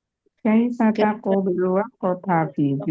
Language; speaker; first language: Arabic; non-native, learner; Indonesian